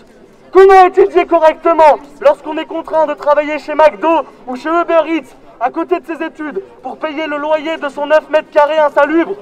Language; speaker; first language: French; native; French